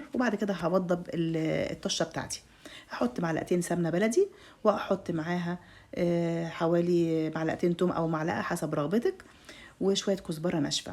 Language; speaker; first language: Arabic; native; Arabic